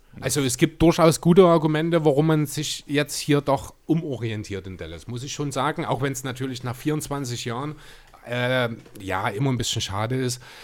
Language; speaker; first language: German; native; German